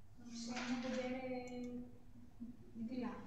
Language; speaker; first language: Italian; non-native, learner; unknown